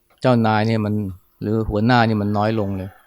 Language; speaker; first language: Thai; native; Thai